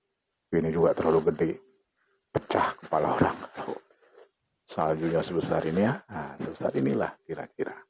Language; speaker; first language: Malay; non-native, local second language; Achinese